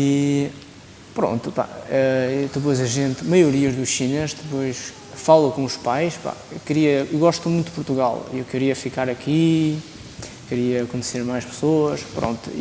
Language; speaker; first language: Portuguese; early bilingual, other home language; Chinese